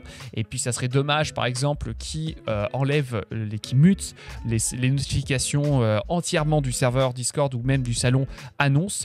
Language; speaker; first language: French; native; French